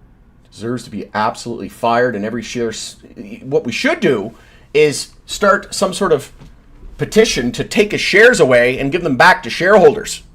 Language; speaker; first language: English; native; English